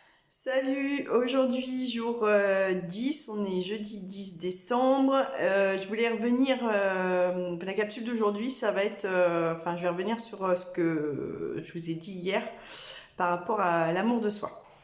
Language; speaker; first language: French; native; French